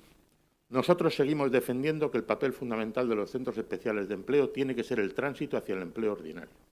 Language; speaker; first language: Spanish; native; Spanish